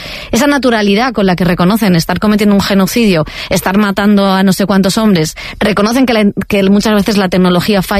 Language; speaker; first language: Spanish; native; Spanish